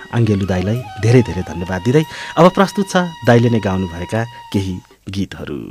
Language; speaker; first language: Nepali; native; Nepali